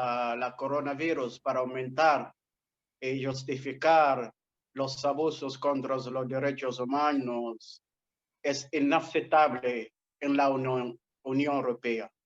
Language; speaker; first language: Spanish; non-native, fluent; Portuguese